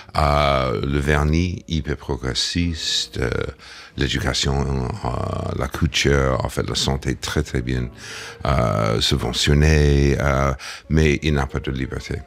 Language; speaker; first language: French; non-native, fluent; English